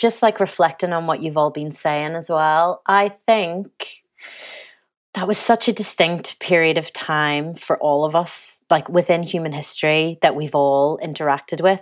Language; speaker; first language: English; native; English